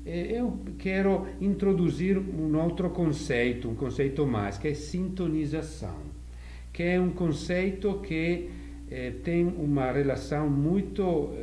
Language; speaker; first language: Portuguese; non-native, fluent; Italian